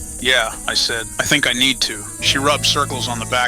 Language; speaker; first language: English; native; English